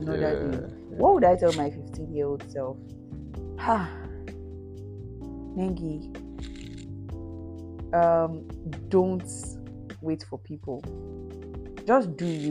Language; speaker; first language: English; non-native, local second language; Yoruba